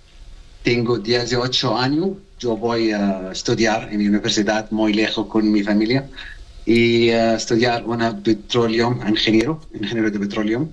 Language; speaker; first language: Spanish; non-native, learner; Arabic